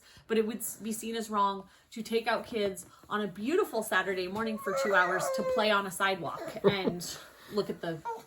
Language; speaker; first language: English; native; English